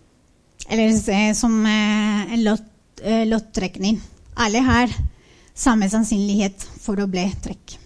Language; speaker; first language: Norwegian; non-native, fluent; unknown